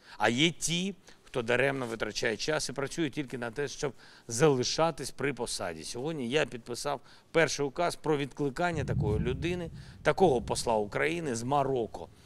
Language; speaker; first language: Ukrainian; non-native, local second language; Russian